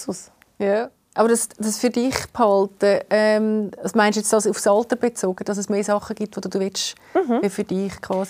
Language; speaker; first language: German; native; German